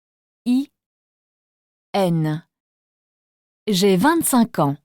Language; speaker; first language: French; native; French